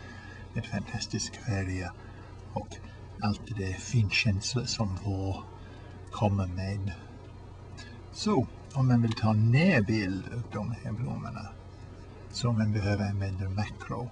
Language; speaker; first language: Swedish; non-native, learner; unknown